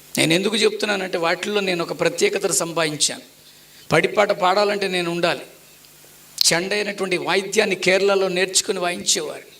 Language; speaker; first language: Telugu; non-native, local second language; Tamil